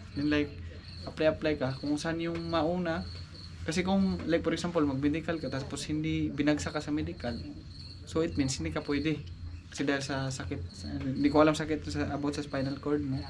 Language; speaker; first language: Filipino; non-native, local second language; Cebuano